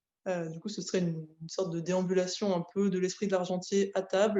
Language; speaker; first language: French; native; French